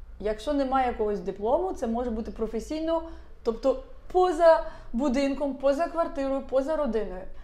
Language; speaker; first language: Ukrainian; non-native, local second language; Russian